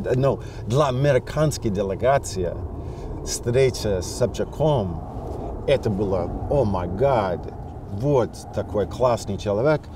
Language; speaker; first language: Russian; non-native, fluent; English